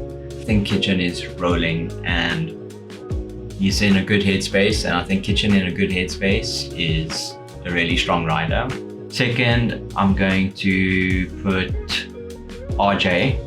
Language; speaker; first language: English; native; English